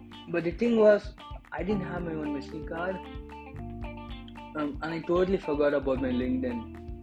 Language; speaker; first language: English; non-native, local second language; Tamil